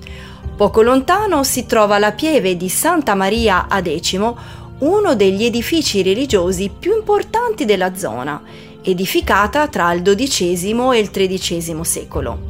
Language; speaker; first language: Italian; native; Italian